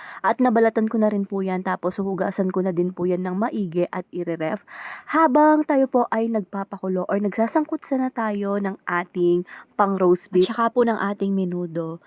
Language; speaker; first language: Filipino; native; Filipino